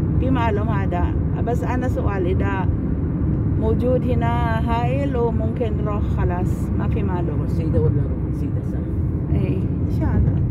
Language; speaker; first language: Arabic; non-native, learner; Filipino